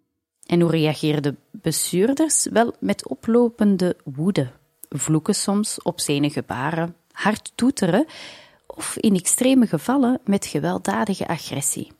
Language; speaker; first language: Dutch; native; Dutch